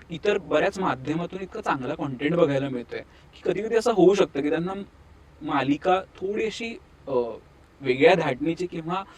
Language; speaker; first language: Marathi; native; Marathi